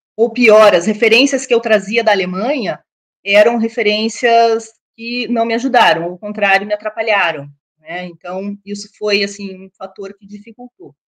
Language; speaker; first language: Portuguese; native; Portuguese